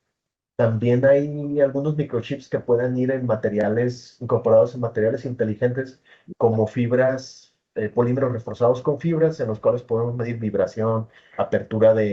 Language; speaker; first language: Spanish; native; Spanish